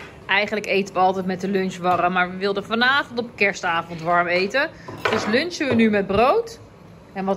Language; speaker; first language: Dutch; native; Dutch